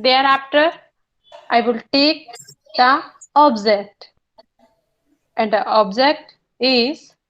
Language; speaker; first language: English; non-native, learner; Hindi